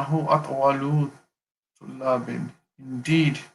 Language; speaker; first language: Arabic; non-native, learner; English